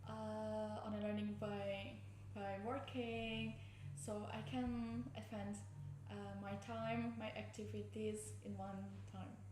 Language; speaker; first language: English; non-native, learner; Indonesian